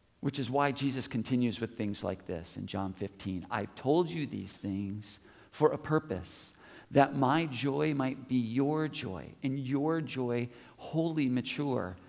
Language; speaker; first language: English; native; English